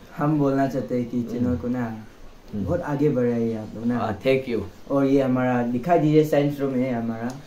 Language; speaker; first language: Hindi; non-native, local second language; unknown